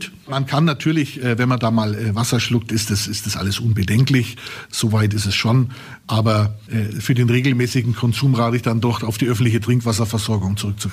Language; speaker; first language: German; native; German